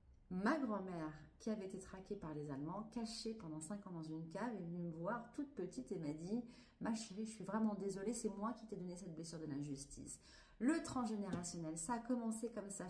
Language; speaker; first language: French; native; French